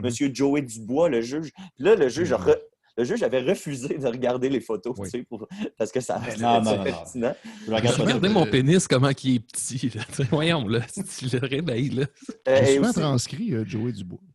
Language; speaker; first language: French; native; French